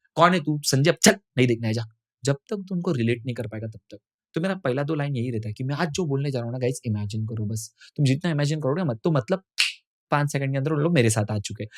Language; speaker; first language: Hindi; non-native, local second language; Tamil